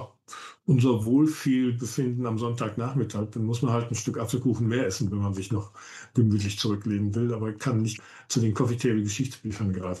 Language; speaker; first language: German; native; German